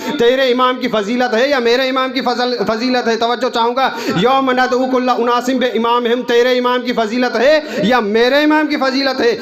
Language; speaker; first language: Urdu; non-native, local second language; Sindhi